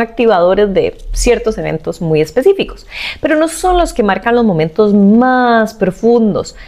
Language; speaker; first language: Spanish; native; Spanish